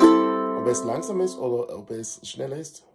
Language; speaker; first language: German; non-native, fluent; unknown